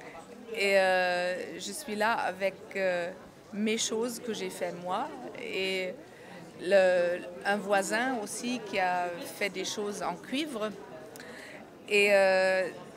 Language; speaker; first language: French; non-native, fluent; German